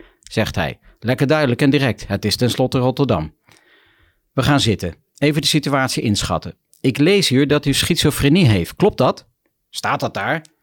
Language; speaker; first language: Dutch; native; Dutch